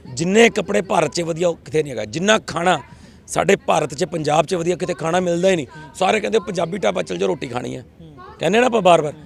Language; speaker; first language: Punjabi; native; Punjabi